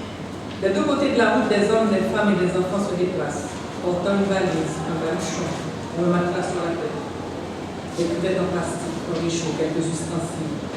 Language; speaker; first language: French; non-native, local second language; Haitian Creole